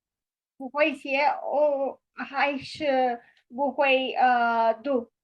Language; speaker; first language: Chinese; non-native, learner; Romanian